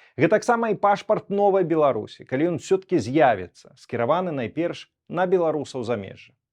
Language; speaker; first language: Belarusian; native; Belarusian